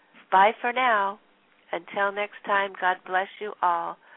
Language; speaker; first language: English; native; English